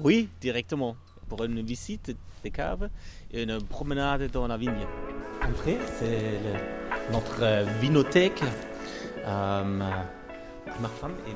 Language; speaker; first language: French; non-native, fluent; German